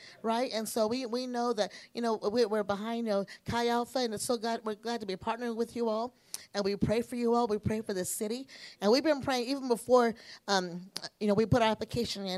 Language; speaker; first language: English; native; English